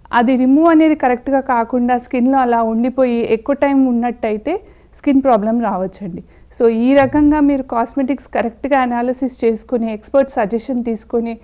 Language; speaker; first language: Telugu; native; Telugu